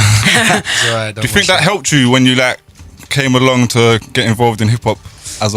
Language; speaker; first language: English; native; English